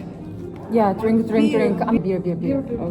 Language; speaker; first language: English; non-native, learner; Korean